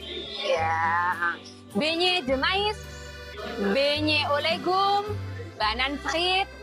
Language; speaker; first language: French; non-native, fluent; Indonesian